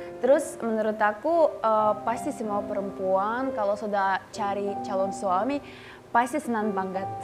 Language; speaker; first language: Indonesian; non-native, learner; Russian